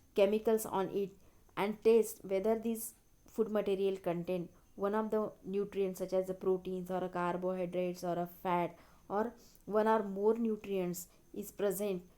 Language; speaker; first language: English; non-native, local second language; Marathi